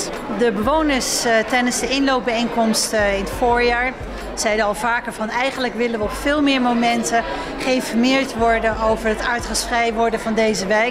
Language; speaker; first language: Dutch; native; Dutch